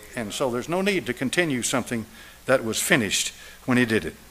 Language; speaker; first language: English; native; English